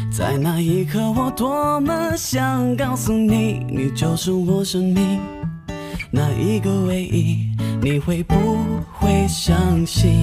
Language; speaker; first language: Chinese; non-native, fluent; English